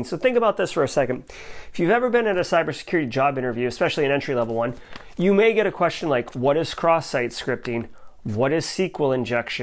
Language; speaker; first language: English; native; English